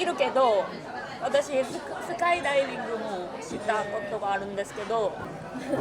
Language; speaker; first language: Japanese; non-native, learner; Korean